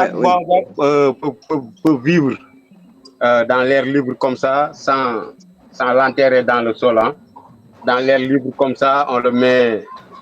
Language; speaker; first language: French; non-native, local second language; Wolof